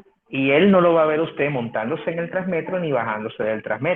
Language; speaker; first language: Spanish; native; Spanish